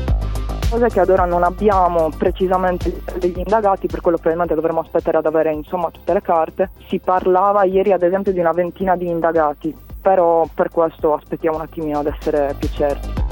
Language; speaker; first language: Italian; native; Italian